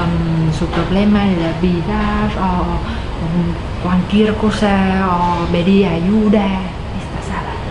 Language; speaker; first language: Spanish; non-native, learner; Vietnamese